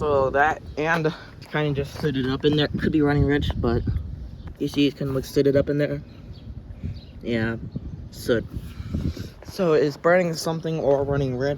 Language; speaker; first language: English; native; English